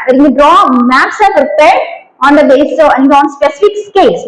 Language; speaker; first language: English; non-native, local second language; Malayalam